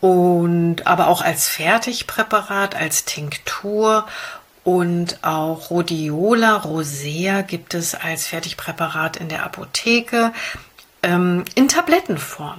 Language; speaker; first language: German; native; German